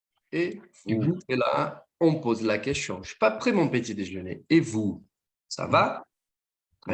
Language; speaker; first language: French; non-native, fluent; Portuguese